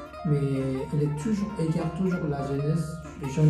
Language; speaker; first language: French; non-native, fluent; Korean